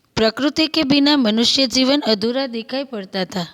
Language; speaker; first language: Hindi; non-native, local second language; Gujarati